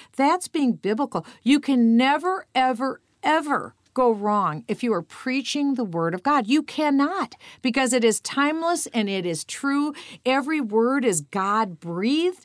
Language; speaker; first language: English; native; English